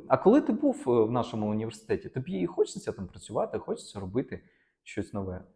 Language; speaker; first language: Ukrainian; non-native, local second language; Russian